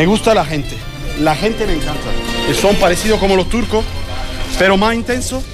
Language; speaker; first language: Spanish; non-native, learner; Turkish